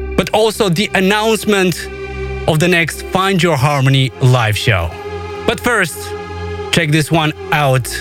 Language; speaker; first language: English; non-native, fluent; Romanian